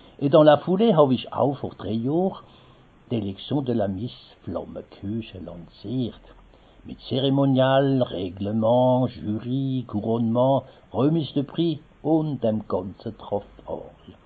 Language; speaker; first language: German; non-native, local second language; Swiss German